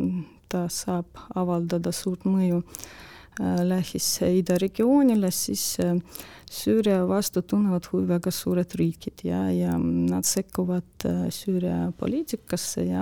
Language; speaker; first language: Estonian; non-native, local second language; Russian